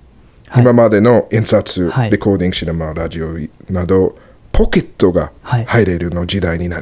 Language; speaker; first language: Japanese; non-native, learner; English